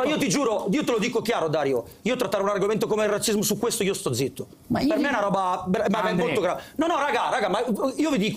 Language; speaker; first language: Italian; native; Italian